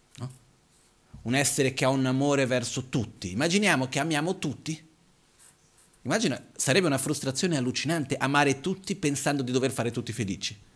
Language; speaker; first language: Italian; non-native, fluent; Portuguese